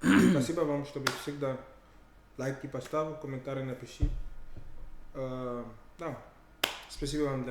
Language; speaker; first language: Russian; non-native, learner; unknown